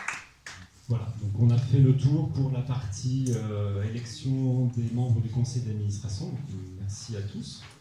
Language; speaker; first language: French; native; French